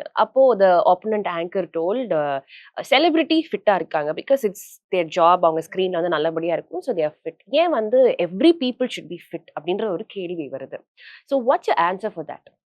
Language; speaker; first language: Tamil; native; Tamil